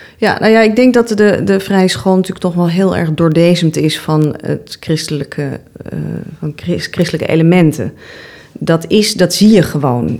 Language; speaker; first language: Dutch; native; Dutch